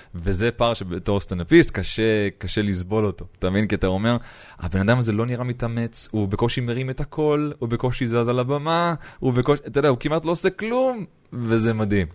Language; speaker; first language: Hebrew; native; Hebrew